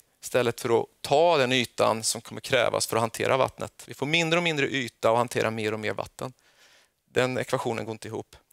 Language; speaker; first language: Swedish; native; Swedish